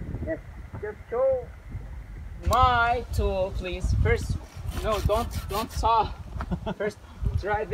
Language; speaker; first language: English; non-native, learner; Turkish